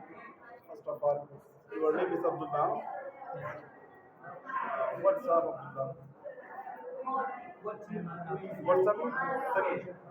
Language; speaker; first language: English; non-native, learner; Arabic